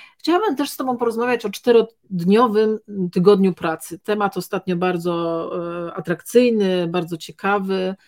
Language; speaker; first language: Polish; native; Polish